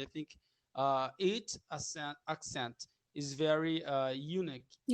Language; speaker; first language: English; non-native, learner; Portuguese